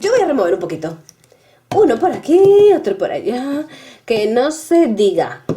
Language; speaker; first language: Spanish; native; Spanish